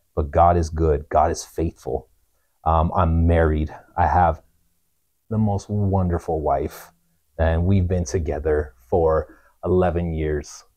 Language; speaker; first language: English; native; English